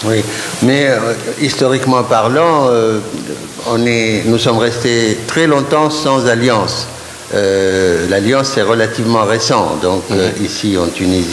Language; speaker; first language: French; non-native, local second language; Arabic